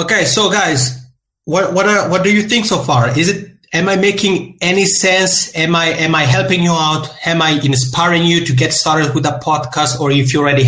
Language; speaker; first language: English; non-native, fluent; Italian